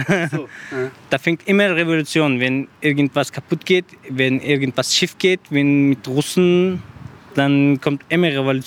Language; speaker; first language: German; non-native, learner; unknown